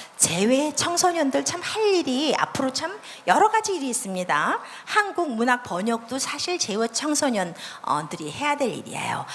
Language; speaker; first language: Korean; native; Korean